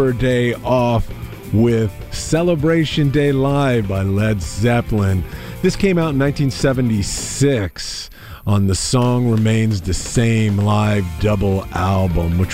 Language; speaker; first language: English; native; English